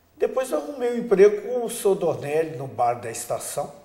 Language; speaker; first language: Portuguese; native; Portuguese